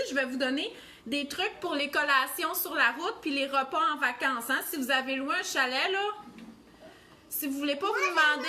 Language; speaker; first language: French; native; French